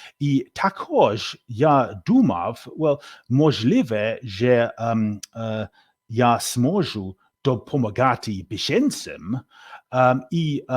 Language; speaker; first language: Ukrainian; non-native, learner; English